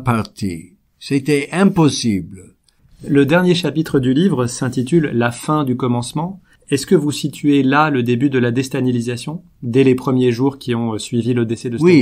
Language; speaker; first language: French; native; French